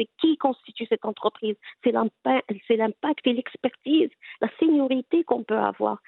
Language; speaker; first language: French; non-native, local second language; Arabic